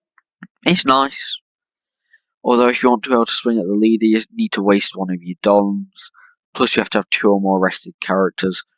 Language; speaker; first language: English; native; English